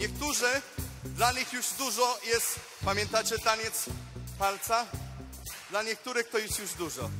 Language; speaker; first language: Polish; non-native, fluent; Spanish